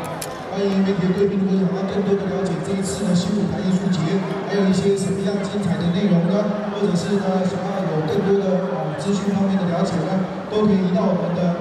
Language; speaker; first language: Chinese; native; Chinese